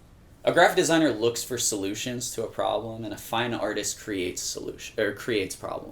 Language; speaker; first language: English; native; English